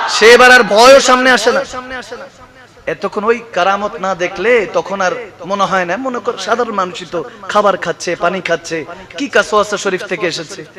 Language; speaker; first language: Bangla; early bilingual, other home language; Arabic